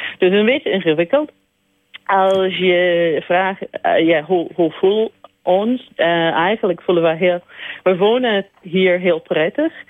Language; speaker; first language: Dutch; non-native, learner; English